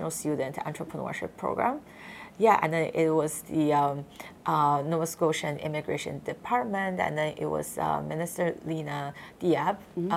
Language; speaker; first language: English; non-native, fluent; Chinese